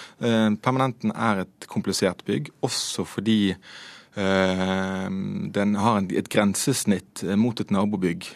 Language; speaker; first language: Norwegian; native; Norwegian